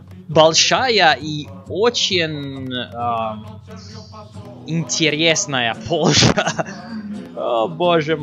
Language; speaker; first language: Russian; non-native, learner; English